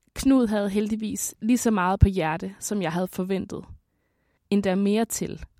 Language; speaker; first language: Danish; native; Danish